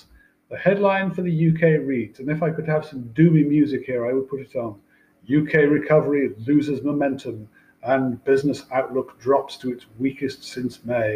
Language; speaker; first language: English; native; English